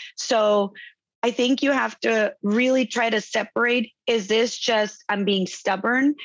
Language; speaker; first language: English; non-native, fluent; Spanish